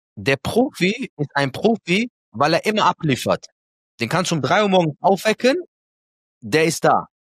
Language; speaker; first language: German; early bilingual, other home language; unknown